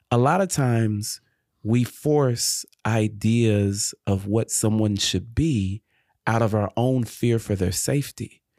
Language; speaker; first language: English; native; English